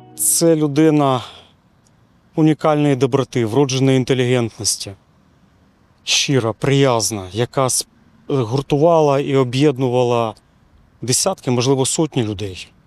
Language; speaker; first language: Ukrainian; native; Ukrainian